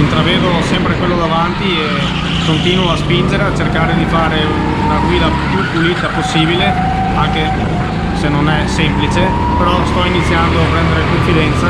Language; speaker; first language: Italian; native; Italian